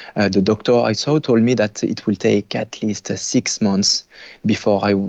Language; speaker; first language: English; non-native, fluent; French